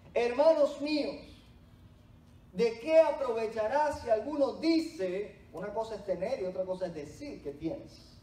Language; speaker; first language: Spanish; native; Spanish